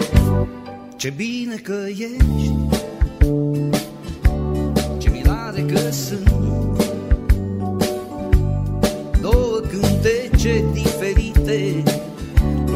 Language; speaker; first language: Romanian; native; Romanian